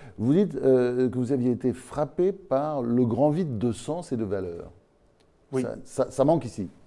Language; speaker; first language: French; native; French